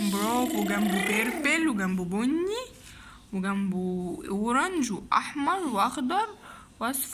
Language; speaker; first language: Arabic; native; Arabic